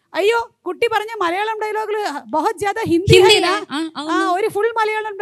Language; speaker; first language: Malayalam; non-native, learner; Telugu